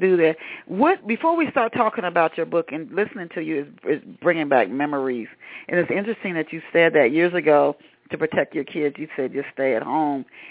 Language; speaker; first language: English; native; English